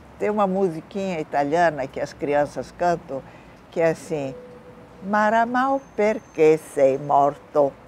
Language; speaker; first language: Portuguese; early bilingual, other home language; Italian